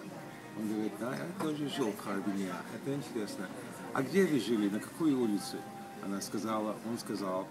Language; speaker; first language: Russian; early bilingual, heritage; Russian